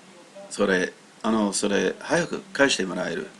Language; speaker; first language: Japanese; non-native, learner; English